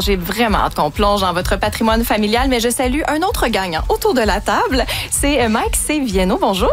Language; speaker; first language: French; native; French